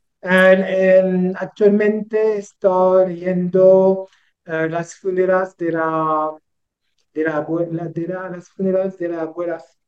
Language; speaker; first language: Spanish; non-native, learner; French